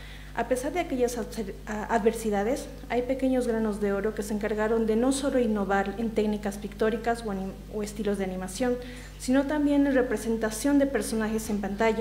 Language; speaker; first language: Spanish; native; Spanish